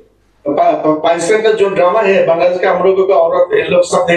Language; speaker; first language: Hindi; non-native, learner; Bangla